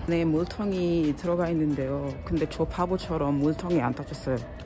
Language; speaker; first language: Korean; non-native, fluent; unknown